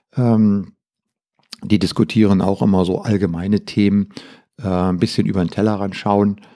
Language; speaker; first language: German; native; German